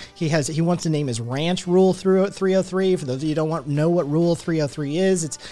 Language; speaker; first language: English; native; English